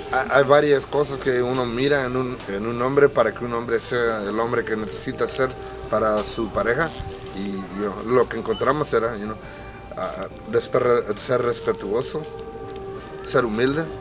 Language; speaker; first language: Spanish; early bilingual, heritage; Spanish